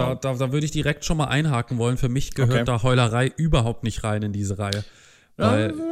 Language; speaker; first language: German; native; German